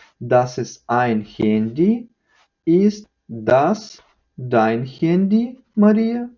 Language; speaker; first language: German; non-native, fluent; Ukrainian